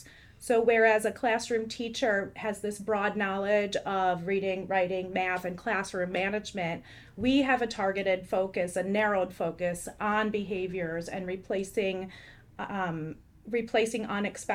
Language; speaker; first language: English; native; English